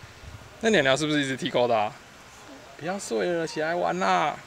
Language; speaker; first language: Chinese; native; Chinese